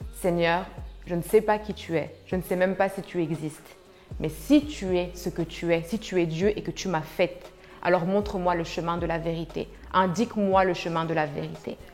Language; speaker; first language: French; early bilingual, other home language; Arabic